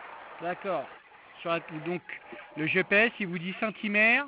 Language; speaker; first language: French; native; French